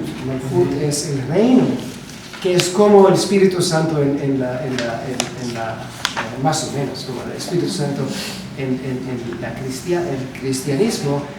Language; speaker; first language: Spanish; non-native, learner; Hebrew